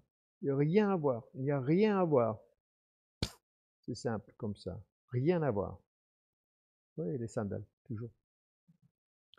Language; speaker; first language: French; non-native, fluent; English